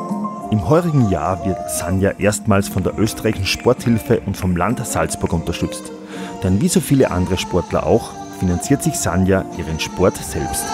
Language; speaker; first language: German; native; German